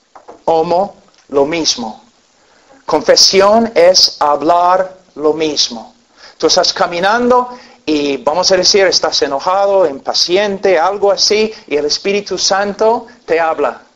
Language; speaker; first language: Spanish; non-native, fluent; English